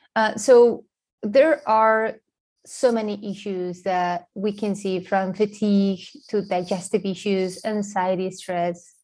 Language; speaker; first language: English; non-native, fluent; Spanish